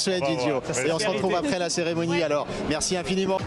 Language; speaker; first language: French; native; French